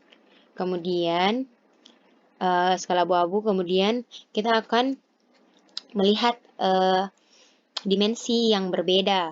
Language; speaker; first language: Indonesian; native; Indonesian